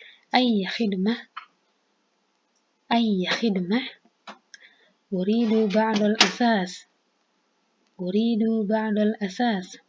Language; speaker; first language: Arabic; non-native, fluent; Indonesian